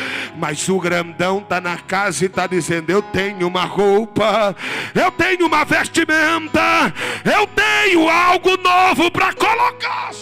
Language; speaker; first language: Portuguese; native; Portuguese